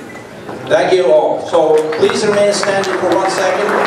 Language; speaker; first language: English; native; English